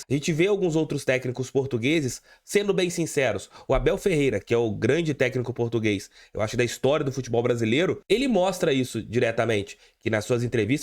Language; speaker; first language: Portuguese; native; Portuguese